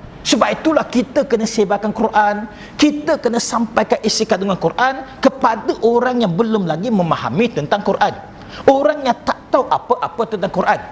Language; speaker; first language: Malay; non-native, local second language; Chinese